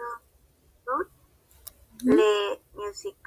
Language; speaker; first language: French; non-native, learner; Spanish